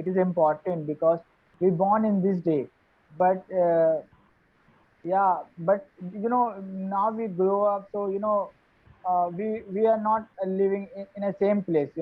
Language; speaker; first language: English; non-native, learner; Hindi